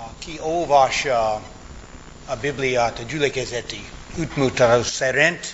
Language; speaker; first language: Hungarian; non-native, fluent; English